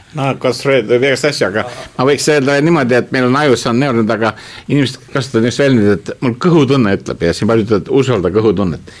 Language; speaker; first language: Estonian; native; Estonian